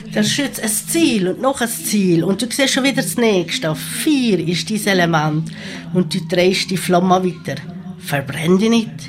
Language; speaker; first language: German; native; German